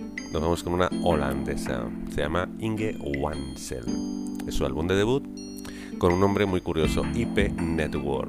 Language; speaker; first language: Spanish; native; Spanish